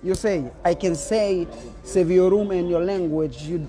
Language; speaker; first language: English; non-native, learner; Haitian Creole